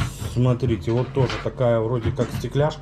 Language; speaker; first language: Russian; native; Russian